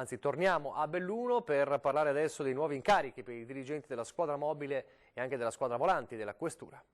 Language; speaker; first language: Italian; native; Italian